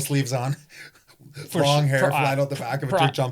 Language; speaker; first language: English; native; English